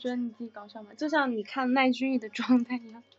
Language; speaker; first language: Chinese; native; Chinese